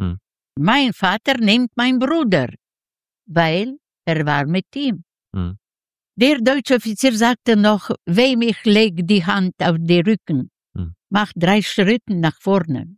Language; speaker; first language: German; non-native, fluent; Yiddish